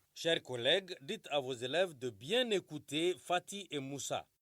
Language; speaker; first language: French; non-native, local second language; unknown